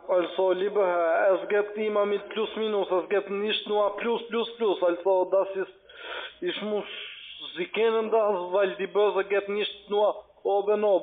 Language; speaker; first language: German; non-native, learner; Albanian